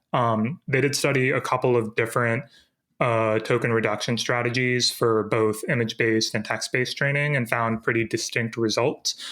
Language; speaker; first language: English; native; English